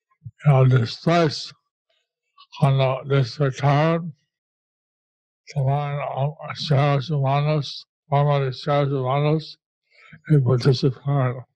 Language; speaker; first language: Spanish; non-native, learner; English